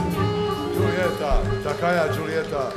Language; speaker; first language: Russian; non-native, learner; Serbian